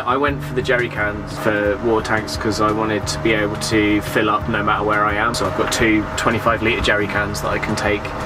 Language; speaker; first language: English; native; English